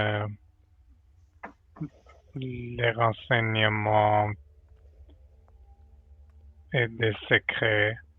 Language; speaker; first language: French; non-native, learner; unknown